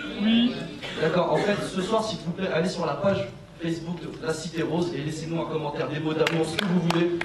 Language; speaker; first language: French; native; French